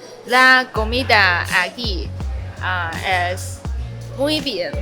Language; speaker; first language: Spanish; non-native, learner; Chinese